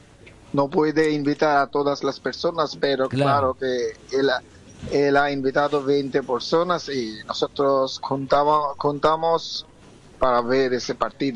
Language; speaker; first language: Spanish; non-native, fluent; Bangla